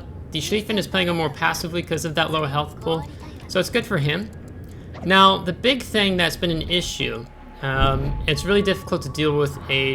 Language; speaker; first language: English; native; English